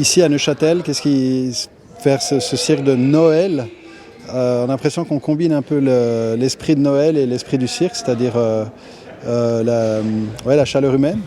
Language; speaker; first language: French; native; French